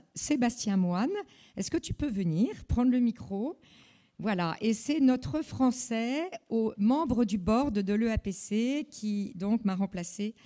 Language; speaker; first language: French; native; French